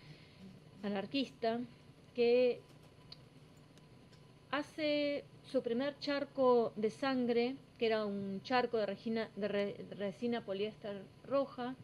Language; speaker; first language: Spanish; native; Spanish